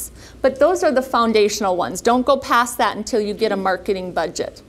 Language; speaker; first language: English; native; English